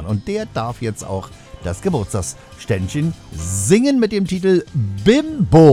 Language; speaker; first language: German; native; German